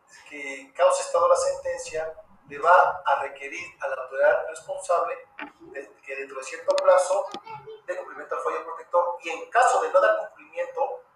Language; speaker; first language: Spanish; native; Spanish